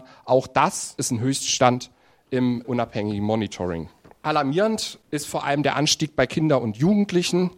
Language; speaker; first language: German; native; German